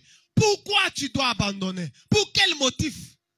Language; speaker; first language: French; non-native, local second language; Lingala